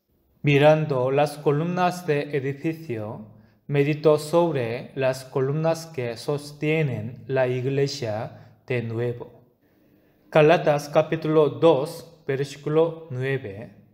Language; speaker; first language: Spanish; non-native, fluent; Korean